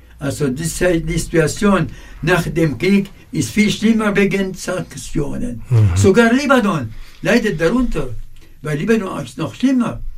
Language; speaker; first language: German; non-native, fluent; Arabic